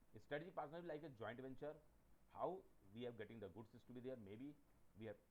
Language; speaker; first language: English; non-native, local second language; Hindi